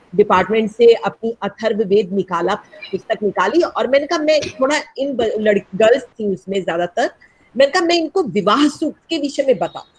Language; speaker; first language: Hindi; native; Hindi